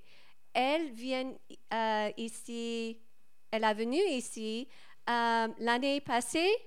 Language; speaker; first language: French; non-native, learner; English